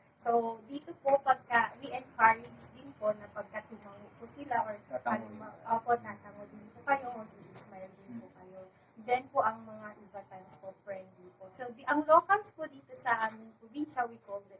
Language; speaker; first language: Filipino; non-native, local second language; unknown